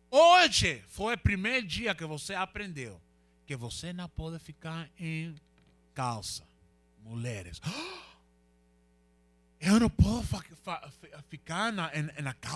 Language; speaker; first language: Portuguese; non-native, fluent; Spanish